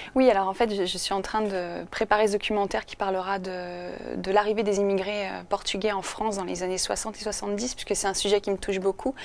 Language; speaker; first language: French; native; French